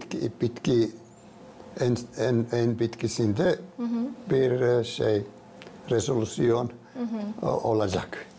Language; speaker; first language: Turkish; non-native, fluent; Finnish